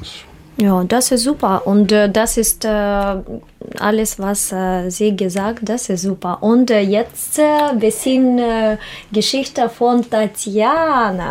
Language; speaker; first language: German; non-native, learner; Russian